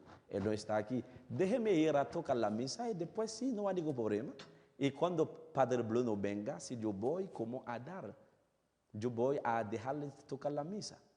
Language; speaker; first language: Spanish; non-native, fluent; Haitian Creole